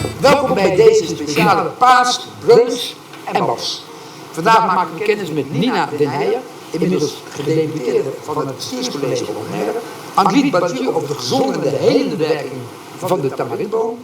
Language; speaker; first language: Dutch; native; Dutch